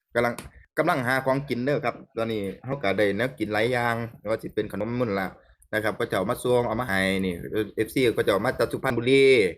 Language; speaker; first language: Thai; native; Thai